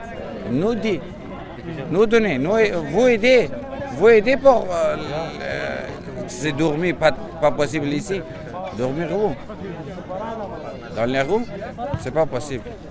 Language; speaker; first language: French; non-native, learner; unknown